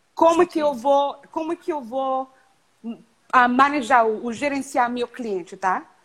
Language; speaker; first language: Portuguese; non-native, fluent; English